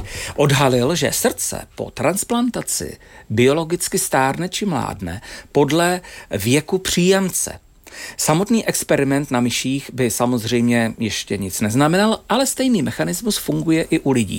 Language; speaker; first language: Czech; native; Czech